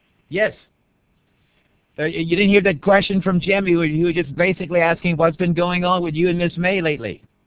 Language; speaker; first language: English; native; English